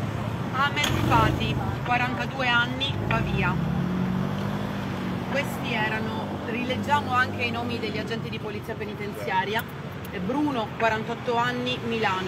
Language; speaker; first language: Italian; native; Italian